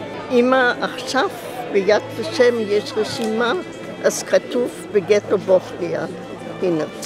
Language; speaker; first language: Hebrew; non-native, fluent; German